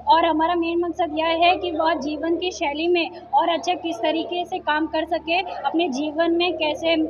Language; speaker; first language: Hindi; native; Hindi